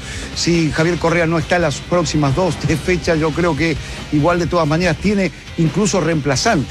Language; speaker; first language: Spanish; native; Spanish